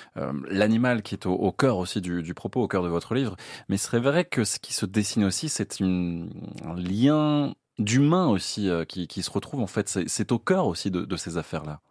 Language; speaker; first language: French; native; French